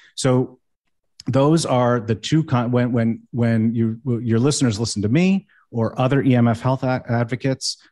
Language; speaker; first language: English; native; English